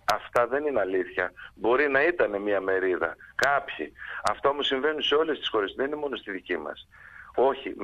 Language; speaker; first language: Greek; early bilingual, heritage; Greek